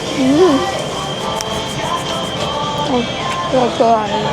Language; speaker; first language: Korean; non-native, learner; Vietnamese